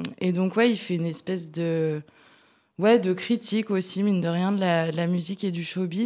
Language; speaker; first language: French; native; French